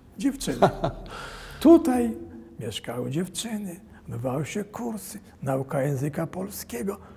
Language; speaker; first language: Polish; native; Polish